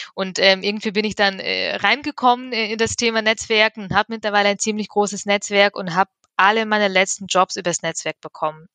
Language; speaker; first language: German; early bilingual, other home language; Russian